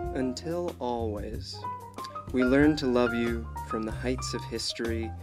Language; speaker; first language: English; native; English